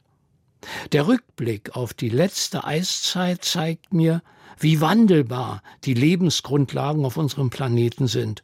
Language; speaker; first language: German; native; German